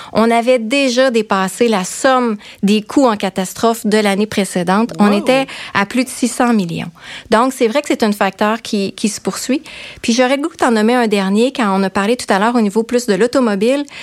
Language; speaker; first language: French; native; French